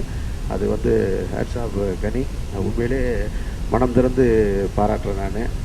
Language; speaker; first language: Tamil; native; Tamil